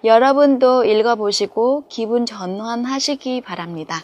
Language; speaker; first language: Korean; non-native, fluent; Vietnamese